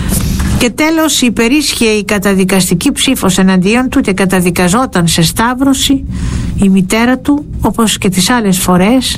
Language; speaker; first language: Greek; native; Greek